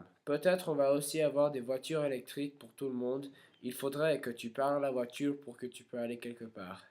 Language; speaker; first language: French; non-native, learner; English